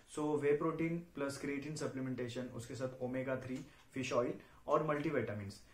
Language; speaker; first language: Hindi; non-native, local second language; Marathi